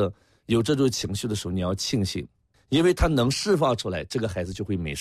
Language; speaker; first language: Chinese; native; Chinese